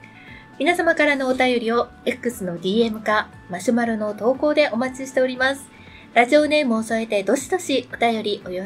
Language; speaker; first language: Japanese; native; Japanese